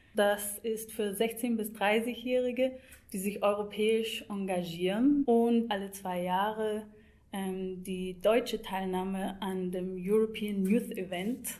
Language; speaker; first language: German; non-native, fluent; English